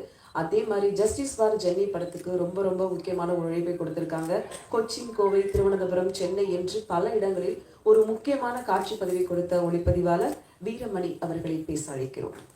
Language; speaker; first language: Tamil; native; Tamil